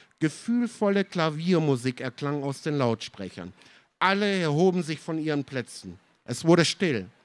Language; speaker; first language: German; early bilingual, other home language; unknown